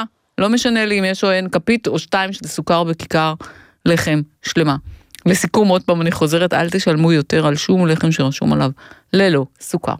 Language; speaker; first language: Hebrew; native; Hebrew